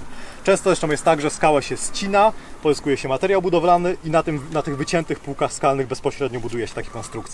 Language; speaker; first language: Polish; native; Polish